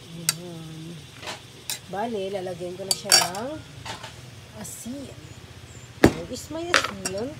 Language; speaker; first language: Filipino; non-native, local second language; Hiligaynon